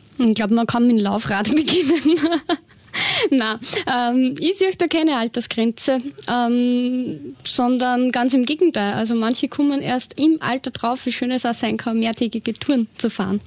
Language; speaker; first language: German; native; German